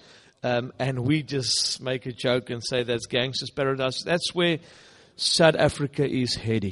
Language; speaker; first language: English; non-native, local second language; Afrikaans